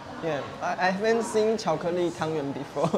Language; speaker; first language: English; non-native, learner; Chinese